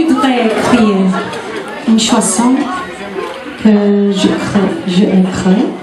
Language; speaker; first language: French; non-native, learner; English